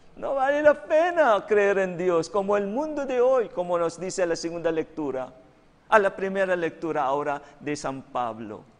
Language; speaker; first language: Spanish; non-native, fluent; Filipino